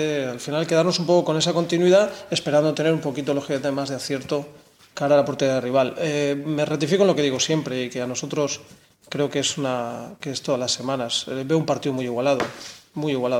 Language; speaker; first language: Spanish; native; Spanish